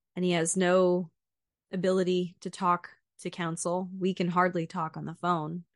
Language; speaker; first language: English; native; English